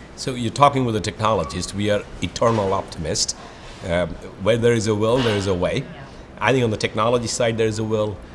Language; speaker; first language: English; non-native, local second language; Bangla